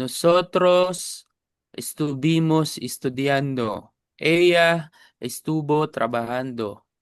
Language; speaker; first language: Spanish; non-native, learner; Filipino